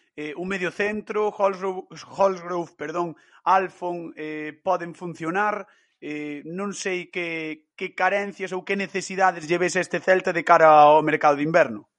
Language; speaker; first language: Galician; native; Galician